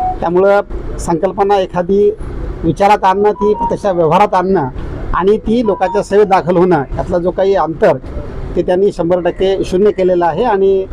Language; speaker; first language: Marathi; native; Marathi